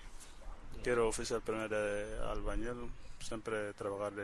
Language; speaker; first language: Spanish; non-native, learner; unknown